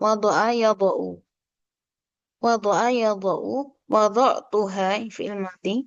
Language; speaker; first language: Arabic; non-native, fluent; Indonesian